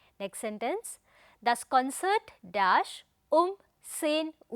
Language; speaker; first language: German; non-native, fluent; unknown